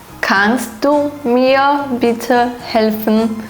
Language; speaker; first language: German; non-native, fluent; Ukrainian